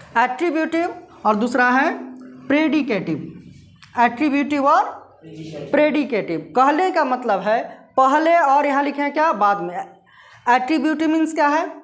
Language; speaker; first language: Hindi; native; Hindi